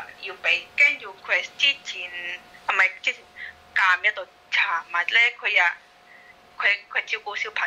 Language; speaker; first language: Cantonese; non-native, fluent; Indonesian